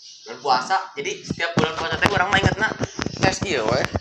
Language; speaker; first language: Indonesian; non-native, local second language; Sundanese